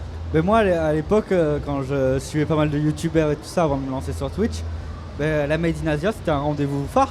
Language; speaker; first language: French; native; French